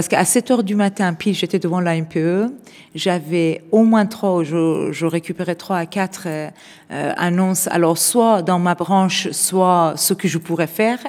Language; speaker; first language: French; non-native, fluent; Persian